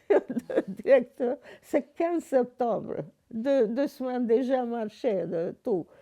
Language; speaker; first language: French; non-native, learner; Hungarian